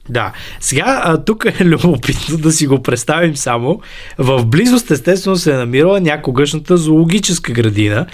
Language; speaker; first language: Bulgarian; native; Bulgarian